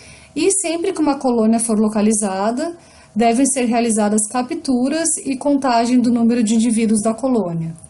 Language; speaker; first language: Portuguese; native; Portuguese